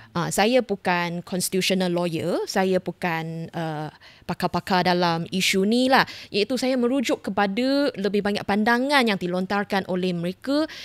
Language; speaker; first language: Malay; non-native, local second language; Chinese